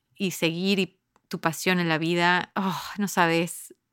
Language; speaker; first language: Spanish; early bilingual, heritage; Spanish